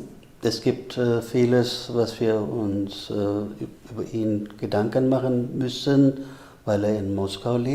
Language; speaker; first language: German; non-native, fluent; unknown